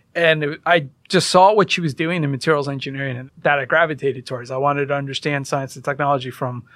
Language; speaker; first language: English; early bilingual, other home language; Hindi